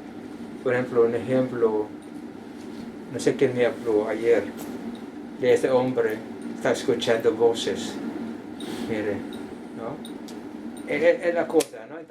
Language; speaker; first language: Spanish; non-native, learner; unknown